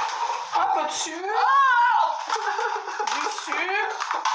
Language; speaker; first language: French; native; French